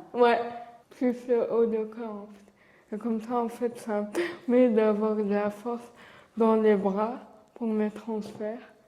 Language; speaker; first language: French; early bilingual, other home language; Arabic